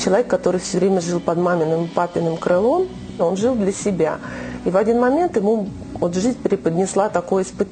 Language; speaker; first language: Russian; native; Russian